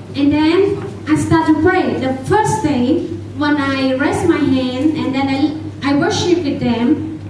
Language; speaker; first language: English; non-native, learner; Khmer